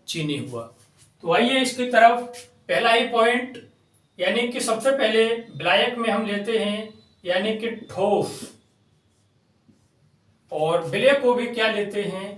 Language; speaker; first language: Hindi; native; Hindi